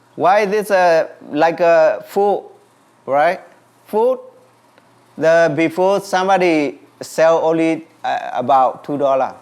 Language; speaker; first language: English; non-native, learner; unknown